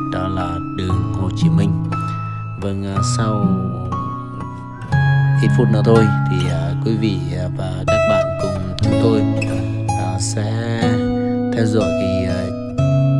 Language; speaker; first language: Vietnamese; non-native, local second language; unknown